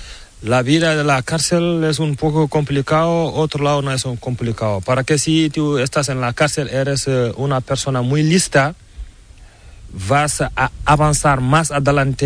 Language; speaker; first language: Spanish; non-native, learner; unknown